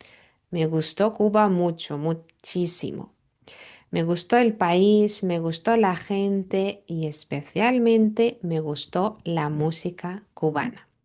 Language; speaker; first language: Spanish; non-native, fluent; Lithuanian